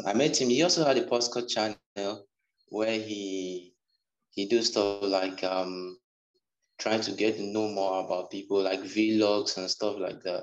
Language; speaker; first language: English; non-native, local second language; Igbo